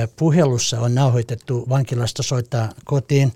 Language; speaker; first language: Finnish; non-native, fluent; Persian